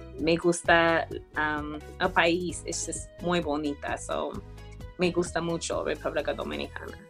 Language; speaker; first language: Spanish; early bilingual, heritage; English